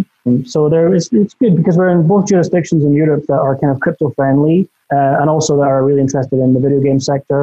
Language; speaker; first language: English; native; English